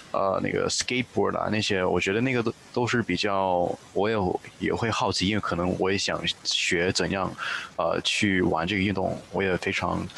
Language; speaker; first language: Chinese; early bilingual, heritage; Chinese